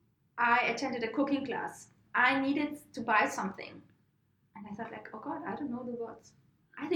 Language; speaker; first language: English; non-native, fluent; German